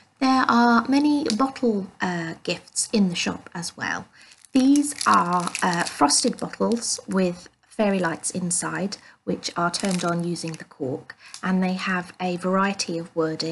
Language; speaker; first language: English; native; English